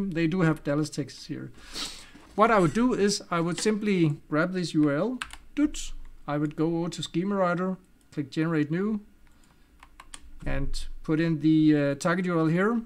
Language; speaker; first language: English; non-native, fluent; Danish